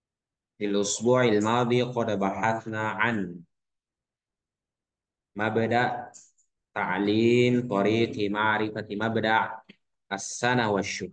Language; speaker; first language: Arabic; non-native, fluent; Indonesian